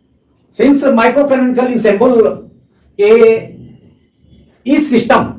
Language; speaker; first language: English; non-native, local second language; Hindi